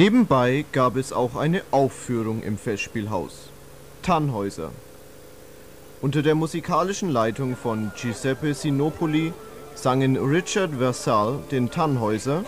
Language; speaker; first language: German; native; German